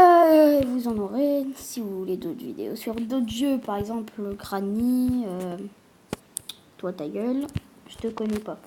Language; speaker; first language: French; native; French